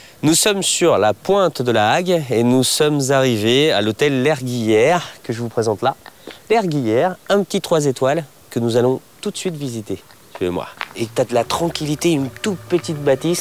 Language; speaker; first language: French; native; French